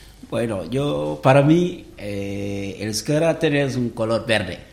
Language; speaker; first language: Spanish; non-native, learner; Wolof